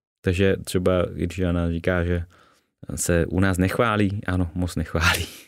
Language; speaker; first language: Czech; early bilingual, other home language; Vietnamese